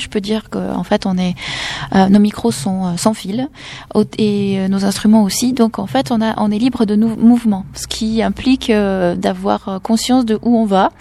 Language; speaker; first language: French; native; French